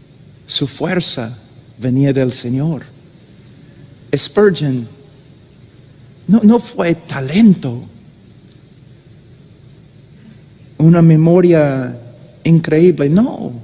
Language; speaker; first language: Spanish; non-native, fluent; English